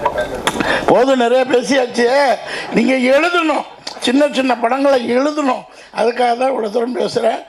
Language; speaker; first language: Tamil; native; Tamil